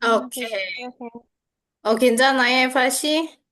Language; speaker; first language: Korean; non-native, fluent; Indonesian